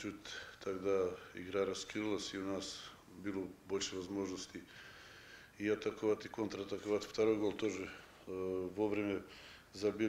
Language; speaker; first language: Russian; non-native, fluent; Serbian